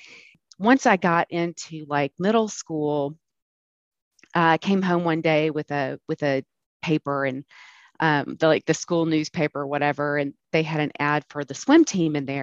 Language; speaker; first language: English; native; English